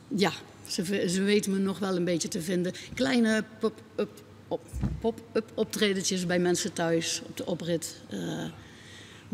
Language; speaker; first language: Dutch; native; Dutch